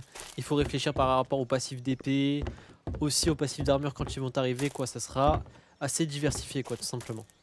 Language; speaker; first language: French; native; French